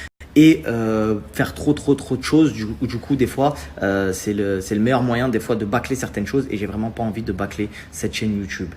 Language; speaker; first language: French; native; French